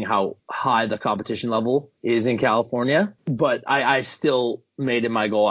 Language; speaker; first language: English; native; English